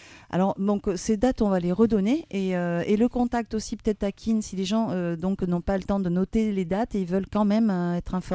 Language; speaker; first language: French; native; French